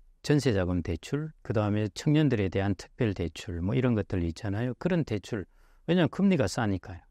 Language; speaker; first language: Korean; native; Korean